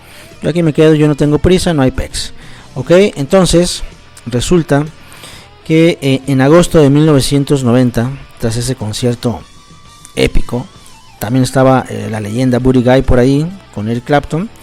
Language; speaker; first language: Spanish; native; Spanish